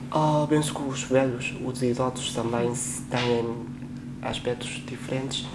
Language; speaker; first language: Portuguese; non-native, fluent; Chinese